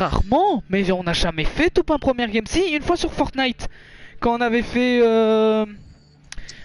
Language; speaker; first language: French; native; French